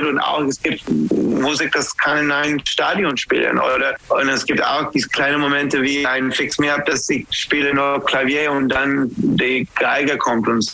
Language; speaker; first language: German; non-native, learner; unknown